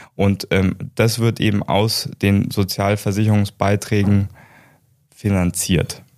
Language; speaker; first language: German; native; German